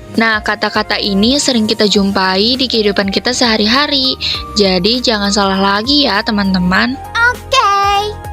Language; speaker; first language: Indonesian; native; Indonesian